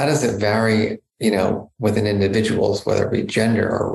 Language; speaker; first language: English; native; English